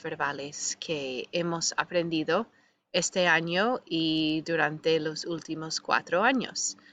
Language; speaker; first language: Spanish; non-native, fluent; English